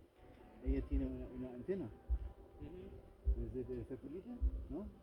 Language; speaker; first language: Spanish; non-native, learner; German